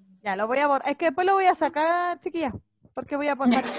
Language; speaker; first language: Spanish; native; Spanish